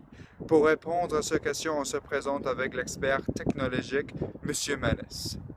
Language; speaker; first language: French; non-native, learner; English